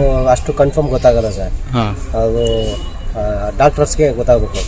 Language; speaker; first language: Kannada; native; Kannada